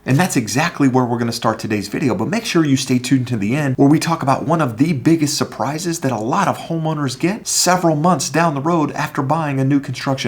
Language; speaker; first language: English; native; English